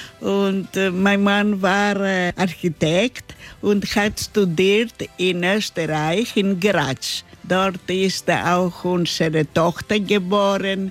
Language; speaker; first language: German; non-native, learner; Greek